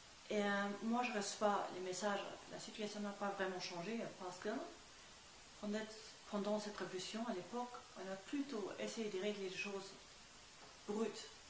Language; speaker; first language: French; non-native, fluent; German